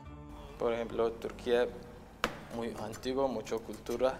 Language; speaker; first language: Spanish; non-native, learner; Turkish